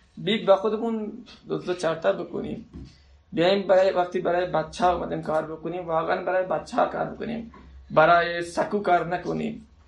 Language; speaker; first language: Persian; non-native, local second language; Baluchi